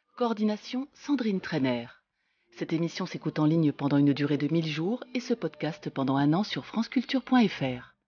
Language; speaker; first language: French; native; French